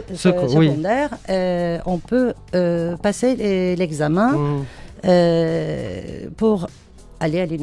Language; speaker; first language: French; non-native, fluent; Turkish